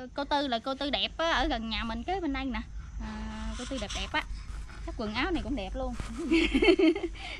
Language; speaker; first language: Vietnamese; native; Vietnamese